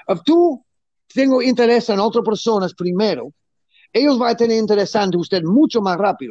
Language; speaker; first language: Spanish; non-native, learner; English